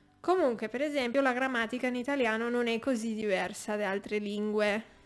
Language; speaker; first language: Italian; non-native, fluent; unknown